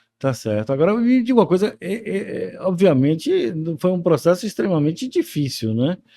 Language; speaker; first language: Portuguese; native; Portuguese